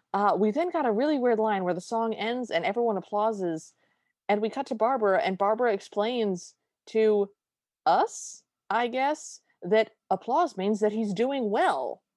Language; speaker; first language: English; native; English